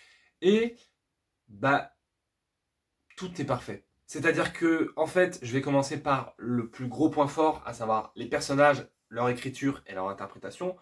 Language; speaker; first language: French; native; French